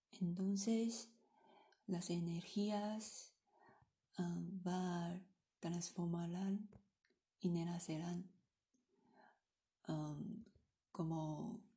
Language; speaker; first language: Spanish; non-native, learner; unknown